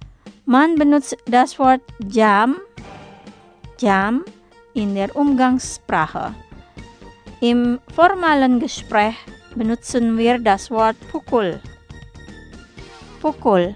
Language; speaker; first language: German; non-native, fluent; Indonesian